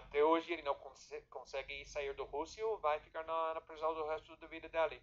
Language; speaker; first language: Portuguese; non-native, fluent; English